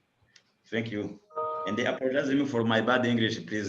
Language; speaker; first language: English; non-native, learner; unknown